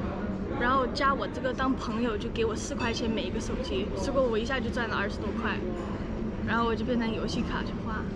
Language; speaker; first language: Chinese; early bilingual, other home language; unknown